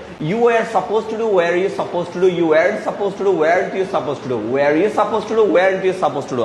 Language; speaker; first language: English; non-native, local second language; Bangla